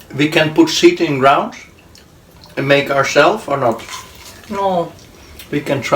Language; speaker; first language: English; non-native, learner; Dutch